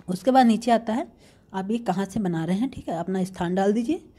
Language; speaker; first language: Hindi; native; Hindi